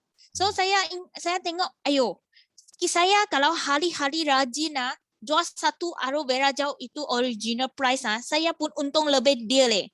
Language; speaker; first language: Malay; non-native, local second language; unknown